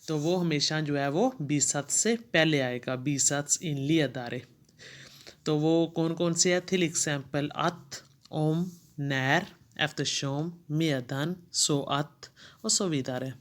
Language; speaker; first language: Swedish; non-native, fluent; Urdu